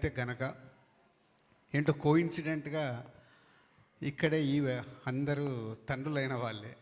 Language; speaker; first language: Telugu; native; Telugu